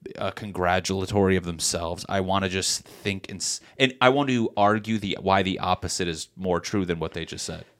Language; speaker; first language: English; native; English